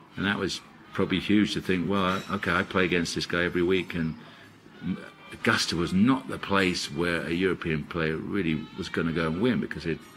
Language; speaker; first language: English; native; English